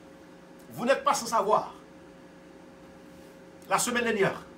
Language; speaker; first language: French; non-native, local second language; Haitian Creole